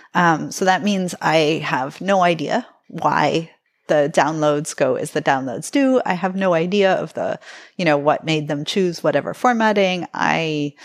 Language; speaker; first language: English; native; English